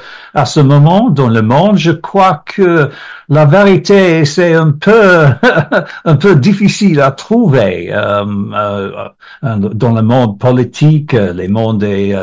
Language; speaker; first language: French; non-native, learner; English